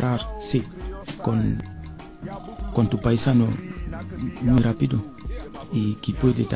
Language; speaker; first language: Spanish; non-native, learner; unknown